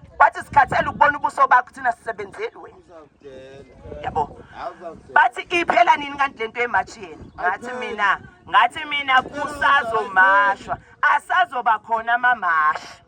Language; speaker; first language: Zulu; native; Zulu